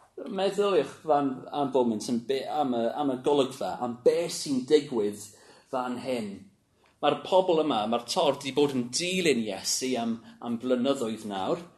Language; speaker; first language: Welsh; non-native, local second language; English